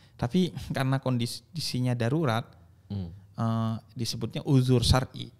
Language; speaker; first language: Indonesian; native; Indonesian